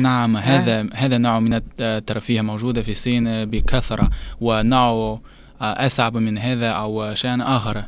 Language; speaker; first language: Arabic; non-native, learner; Chinese